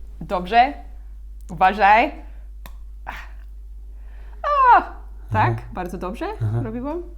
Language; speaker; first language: Polish; non-native, learner; English